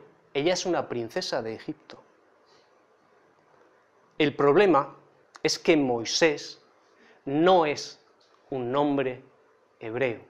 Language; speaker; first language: Spanish; native; Spanish